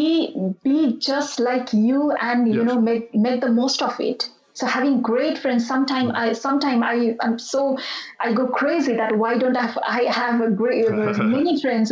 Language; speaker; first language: English; non-native, local second language; Nepali